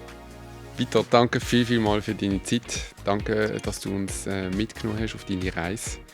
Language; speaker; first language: German; native; German